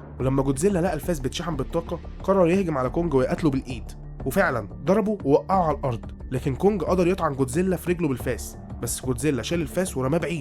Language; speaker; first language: Arabic; native; Arabic